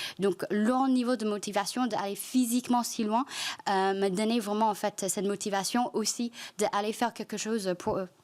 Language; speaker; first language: French; non-native, fluent; Chinese